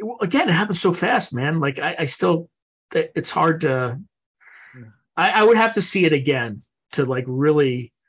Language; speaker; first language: English; native; English